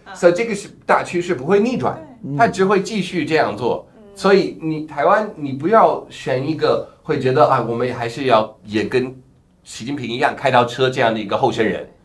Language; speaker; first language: Chinese; non-native, fluent; English